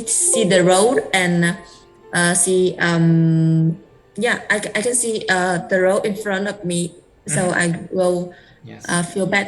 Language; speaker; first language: English; non-native, learner; Vietnamese